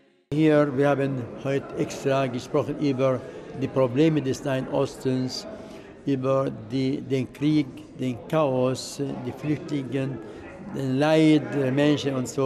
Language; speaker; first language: German; non-native, fluent; Arabic